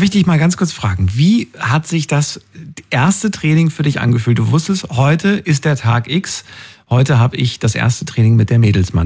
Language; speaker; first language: German; native; German